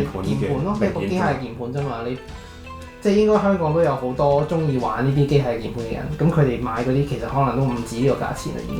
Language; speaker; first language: Cantonese; native; Cantonese